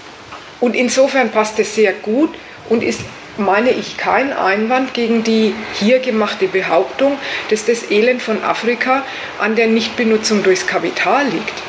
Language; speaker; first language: German; native; German